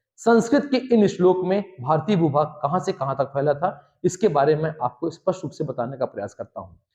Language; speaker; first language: Hindi; native; Hindi